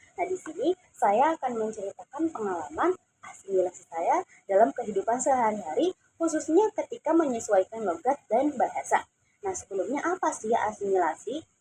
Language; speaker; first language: Indonesian; non-native, local second language; Javanese